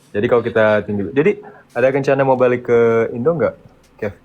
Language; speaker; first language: Indonesian; early bilingual, other home language; English